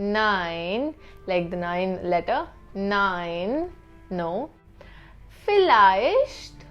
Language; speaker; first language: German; non-native, fluent; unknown